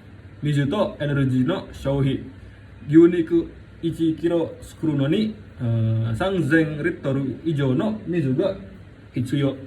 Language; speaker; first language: Japanese; non-native, learner; Indonesian